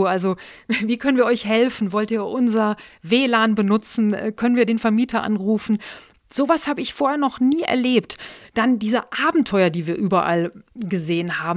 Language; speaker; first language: German; native; German